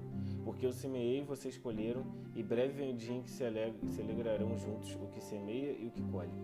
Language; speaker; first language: Portuguese; native; Portuguese